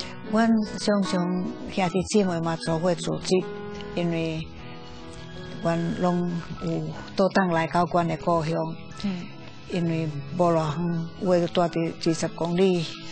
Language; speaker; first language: Chinese; non-native, fluent; Finnish